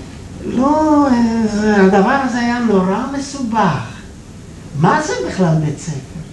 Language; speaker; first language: Hebrew; early bilingual, other home language; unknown